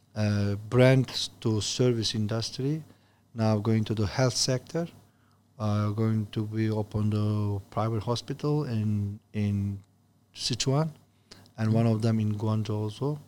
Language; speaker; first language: English; non-native, learner; Turkish